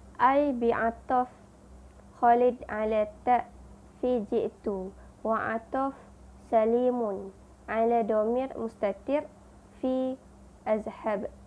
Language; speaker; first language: Arabic; non-native, learner; Malay